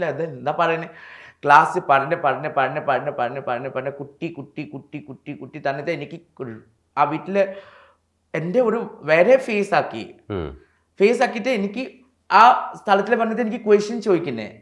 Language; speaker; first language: Malayalam; non-native, learner; Assamese